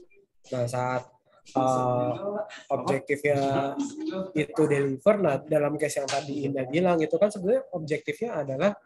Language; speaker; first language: Indonesian; native; Indonesian